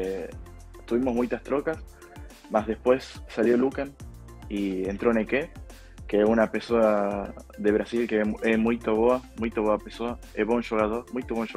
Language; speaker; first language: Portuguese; non-native, fluent; Spanish